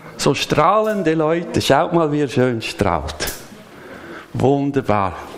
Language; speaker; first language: German; native; German